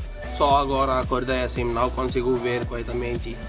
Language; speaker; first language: Portuguese; non-native, learner; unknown